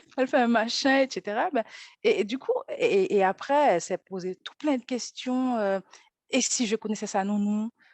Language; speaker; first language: French; non-native, local second language; Haitian Creole